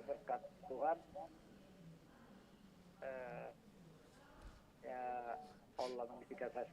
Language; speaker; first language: Indonesian; non-native, local second language; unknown